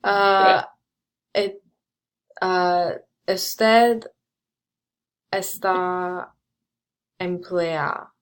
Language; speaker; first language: Spanish; non-native, learner; English